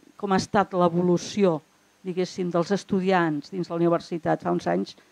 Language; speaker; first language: Catalan; native; Catalan